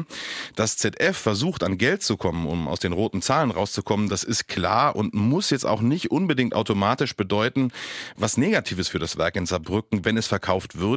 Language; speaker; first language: German; native; German